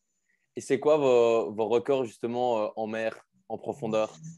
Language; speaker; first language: French; native; French